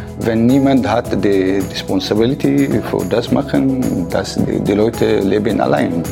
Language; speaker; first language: German; non-native, learner; Arabic